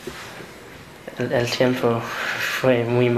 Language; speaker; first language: Spanish; non-native, learner; English